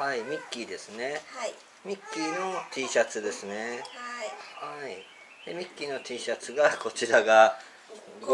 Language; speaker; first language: Japanese; native; Japanese